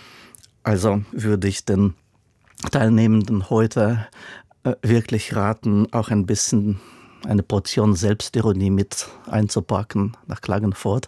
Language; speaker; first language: German; non-native, fluent; Russian